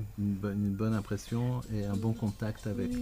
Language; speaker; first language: French; native; French